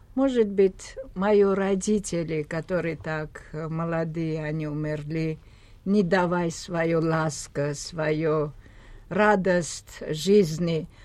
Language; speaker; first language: Russian; non-native, local second language; Armenian